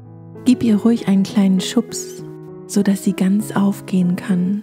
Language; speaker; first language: German; native; German